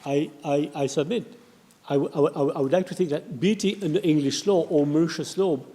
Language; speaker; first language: English; non-native, local second language; Morisyen